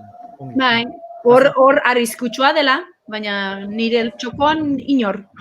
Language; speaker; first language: Basque; early bilingual, heritage; English